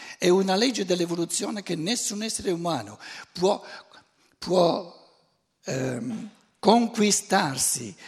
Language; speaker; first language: Italian; native; Italian